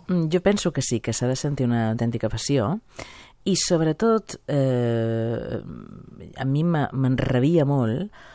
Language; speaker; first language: Catalan; native; Catalan